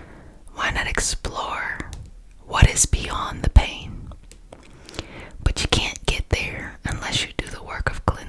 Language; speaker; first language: English; native; English